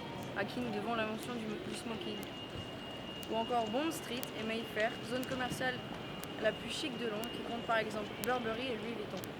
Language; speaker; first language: French; native; French